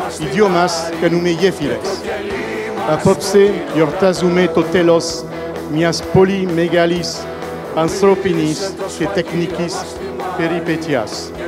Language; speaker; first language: Greek; non-native, learner; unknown